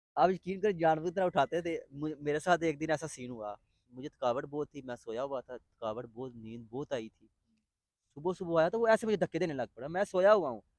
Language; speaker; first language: Urdu; non-native, local second language; Punjabi